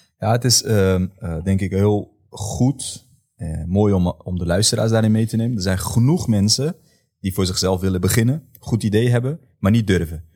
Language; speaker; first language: Dutch; native; Dutch